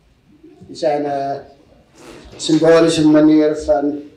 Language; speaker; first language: Dutch; non-native, fluent; Amharic